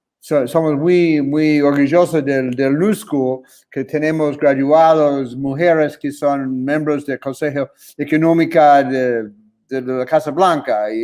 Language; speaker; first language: Spanish; non-native, fluent; English